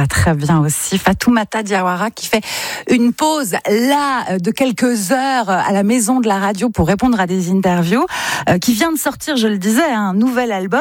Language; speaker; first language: French; native; French